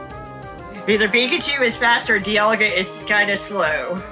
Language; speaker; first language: English; native; English